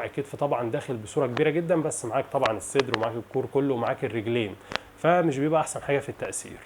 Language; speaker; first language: Arabic; native; Arabic